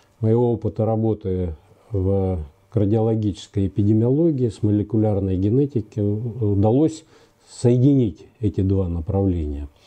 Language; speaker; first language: Russian; native; Russian